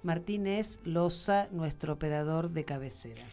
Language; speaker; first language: Spanish; native; Spanish